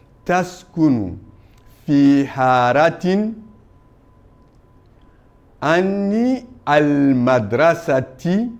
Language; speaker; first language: Arabic; non-native, fluent; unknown